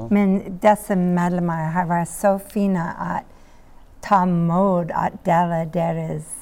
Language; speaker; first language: Swedish; non-native, learner; English